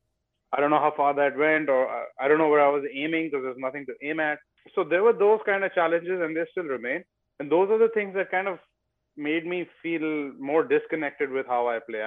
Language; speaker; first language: English; non-native, local second language; Bangla